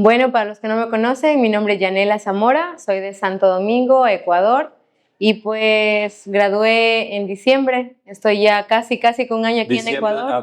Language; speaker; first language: Spanish; native; Spanish